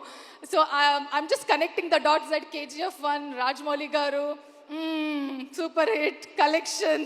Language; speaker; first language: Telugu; non-native, learner; Kannada